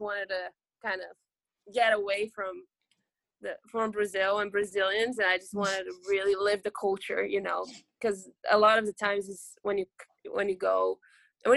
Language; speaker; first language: English; non-native, fluent; Portuguese